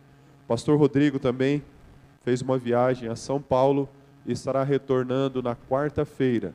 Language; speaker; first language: Portuguese; native; Portuguese